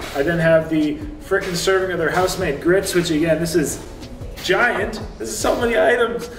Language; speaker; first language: English; native; English